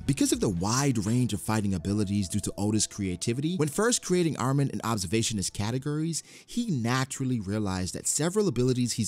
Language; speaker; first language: English; native; English